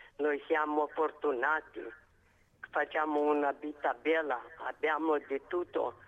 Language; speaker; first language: Italian; non-native, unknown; Romanian